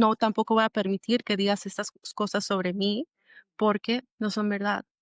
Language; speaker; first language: Spanish; early bilingual, other home language; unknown